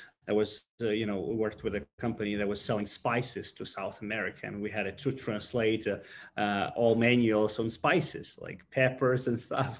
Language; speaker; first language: English; non-native, fluent; Ukrainian